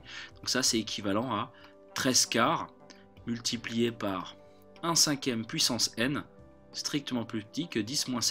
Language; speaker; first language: French; native; French